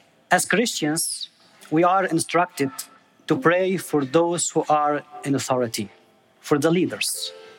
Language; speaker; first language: English; non-native, fluent; Arabic